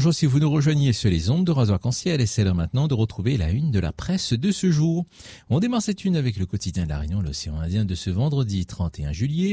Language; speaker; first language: French; native; French